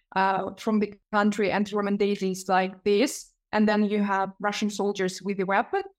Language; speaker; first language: English; non-native, fluent; Ukrainian